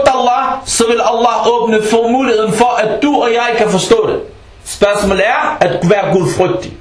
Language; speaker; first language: Danish; early bilingual, other home language; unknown